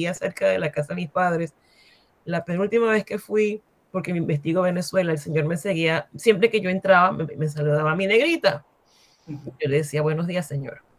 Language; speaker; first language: Spanish; native; Spanish